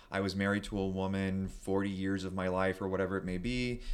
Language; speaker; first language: English; native; English